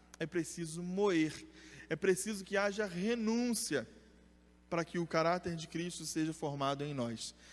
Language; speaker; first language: Portuguese; native; Portuguese